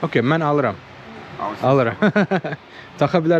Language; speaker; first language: Turkish; non-native, fluent; Azerbaijani